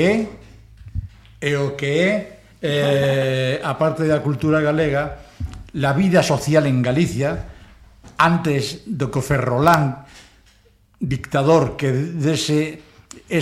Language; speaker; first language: Galician; non-native, local second language; Spanish